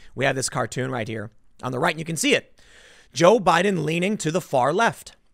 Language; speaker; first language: English; native; English